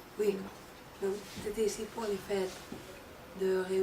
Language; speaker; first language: French; non-native, learner; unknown